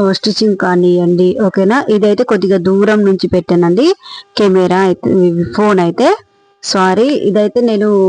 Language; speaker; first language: Telugu; non-native, local second language; Marathi